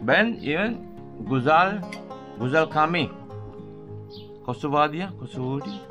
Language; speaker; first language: Turkish; non-native, learner; Hindi